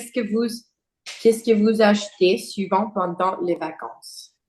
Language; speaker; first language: French; non-native, learner; English